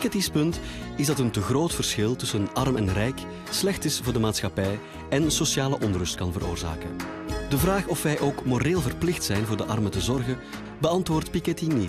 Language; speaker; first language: Dutch; native; Dutch